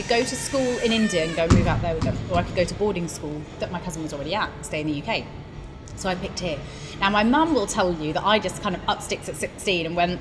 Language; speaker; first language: English; native; English